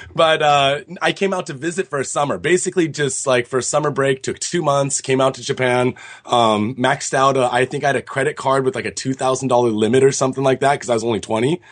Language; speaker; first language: English; native; English